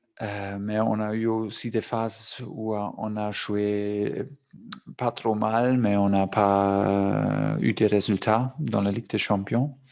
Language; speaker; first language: French; non-native, fluent; German